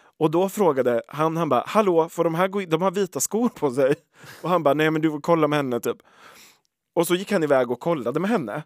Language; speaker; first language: Swedish; native; Swedish